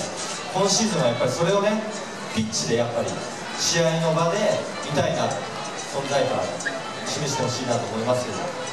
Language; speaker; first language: Japanese; native; Japanese